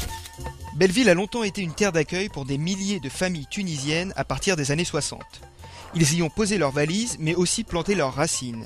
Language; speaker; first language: French; native; French